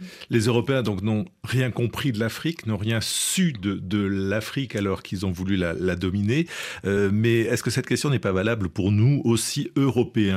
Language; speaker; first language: French; native; French